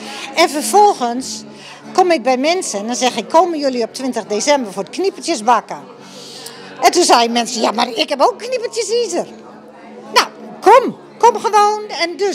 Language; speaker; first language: Dutch; native; Dutch